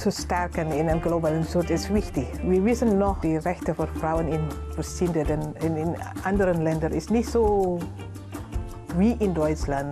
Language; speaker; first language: German; non-native, learner; Indonesian